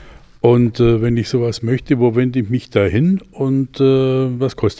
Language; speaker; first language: German; native; German